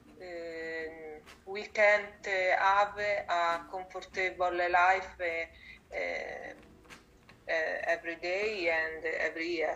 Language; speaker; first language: English; non-native, learner; Italian